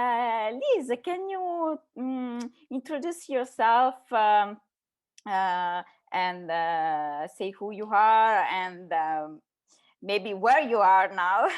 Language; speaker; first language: English; non-native, learner; Italian